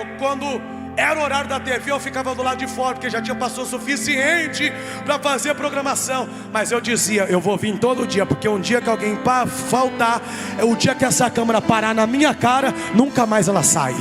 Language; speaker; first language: Portuguese; native; Portuguese